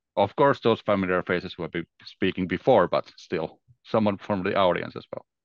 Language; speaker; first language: English; non-native, fluent; Finnish